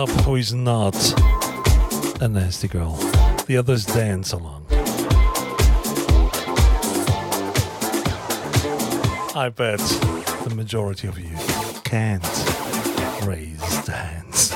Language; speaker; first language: English; non-native, fluent; Swiss German